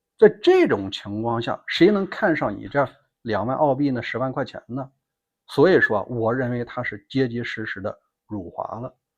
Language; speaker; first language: Chinese; native; Chinese